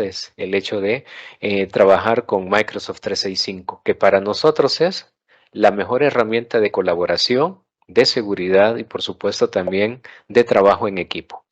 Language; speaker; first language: Spanish; native; Spanish